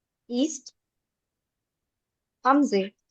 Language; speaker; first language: German; non-native, fluent; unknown